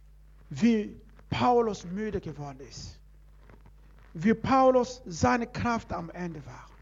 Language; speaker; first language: German; non-native, learner; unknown